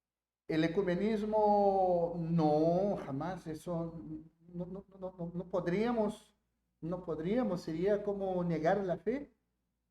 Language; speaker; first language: Spanish; non-native, fluent; Portuguese